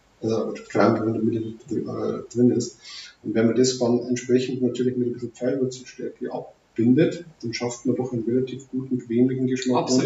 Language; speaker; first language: German; native; German